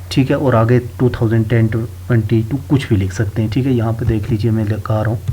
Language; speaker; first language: Urdu; non-native, local second language; Punjabi